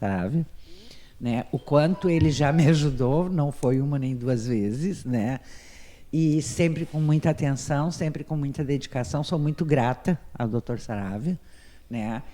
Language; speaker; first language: Portuguese; native; Portuguese